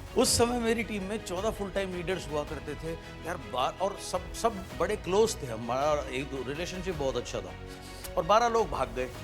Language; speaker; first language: Hindi; native; Hindi